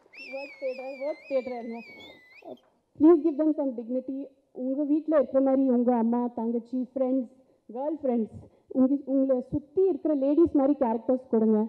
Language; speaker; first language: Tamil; non-native, fluent; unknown